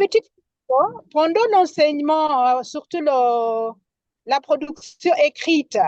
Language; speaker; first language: French; non-native, fluent; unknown